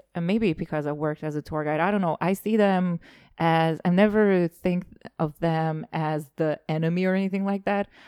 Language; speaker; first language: English; non-native, fluent; Estonian